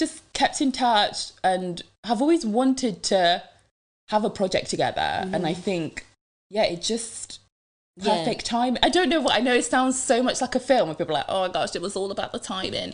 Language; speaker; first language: English; early bilingual, other home language; French